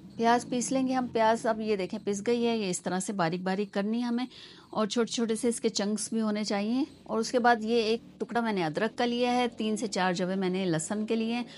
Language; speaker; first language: Hindi; native; Hindi